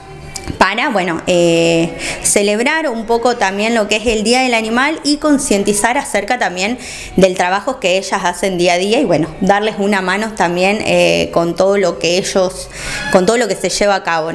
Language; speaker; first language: Spanish; native; Spanish